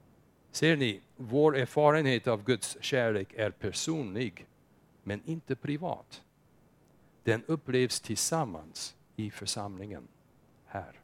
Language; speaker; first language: Swedish; non-native, fluent; English